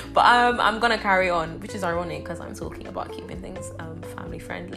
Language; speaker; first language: English; non-native, local second language; Yoruba